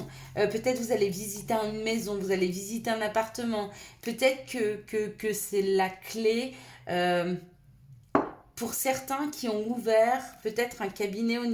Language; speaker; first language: French; native; French